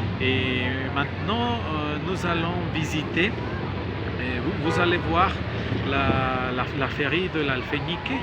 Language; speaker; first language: French; non-native, learner; Spanish